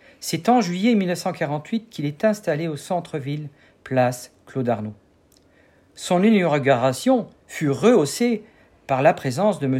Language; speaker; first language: French; native; French